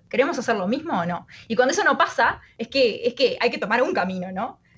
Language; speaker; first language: Spanish; native; Spanish